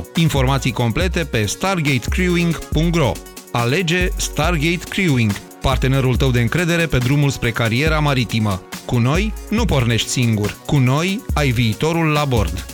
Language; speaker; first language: Romanian; native; Romanian